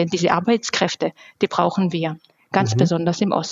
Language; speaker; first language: German; non-native, fluent; Georgian